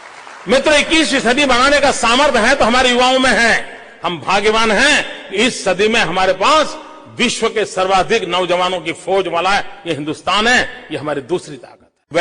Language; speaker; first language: Hindi; non-native, local second language; Gujarati